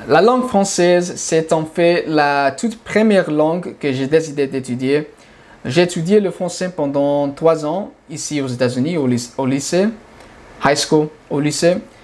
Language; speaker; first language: French; non-native, fluent; English